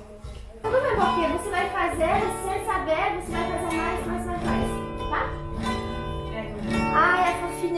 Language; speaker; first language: Portuguese; non-native, learner; French